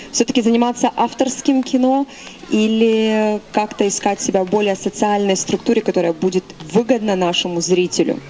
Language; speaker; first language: Russian; non-native, local second language; Ukrainian